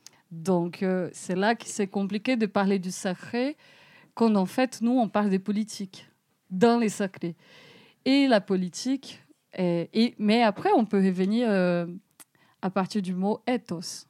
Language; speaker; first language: French; non-native, fluent; Portuguese